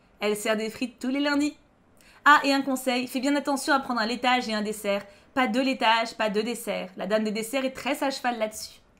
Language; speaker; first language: French; native; French